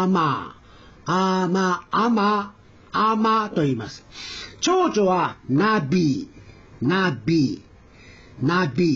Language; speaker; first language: Japanese; native; Japanese